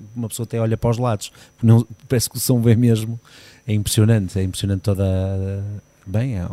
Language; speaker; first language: Portuguese; native; Portuguese